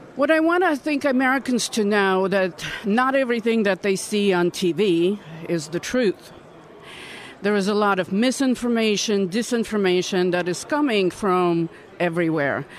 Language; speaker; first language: English; non-native, fluent; Russian